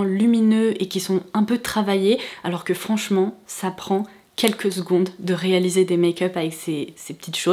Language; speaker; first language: French; native; French